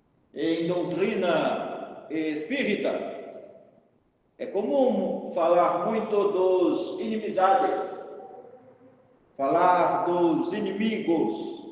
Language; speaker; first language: Portuguese; non-native, fluent; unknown